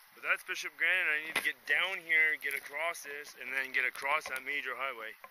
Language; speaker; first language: English; native; English